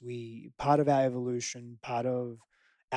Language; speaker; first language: English; early bilingual, other home language; Greek